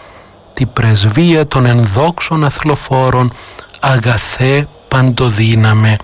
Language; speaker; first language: Greek; native; Greek